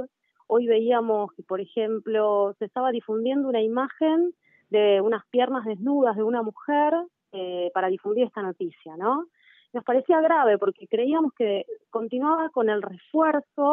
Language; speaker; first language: Spanish; native; Spanish